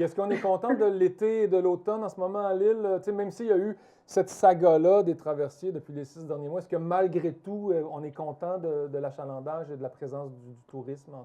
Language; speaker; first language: French; native; French